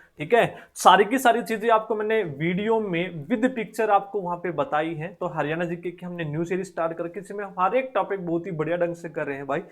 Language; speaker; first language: Hindi; native; Hindi